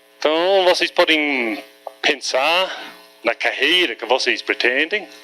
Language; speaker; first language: Portuguese; non-native, fluent; English